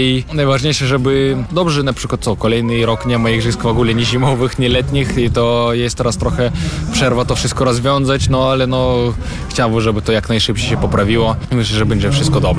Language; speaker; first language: Polish; non-native, fluent; Russian